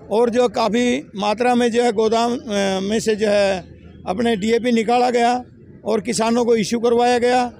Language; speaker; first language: Hindi; native; Hindi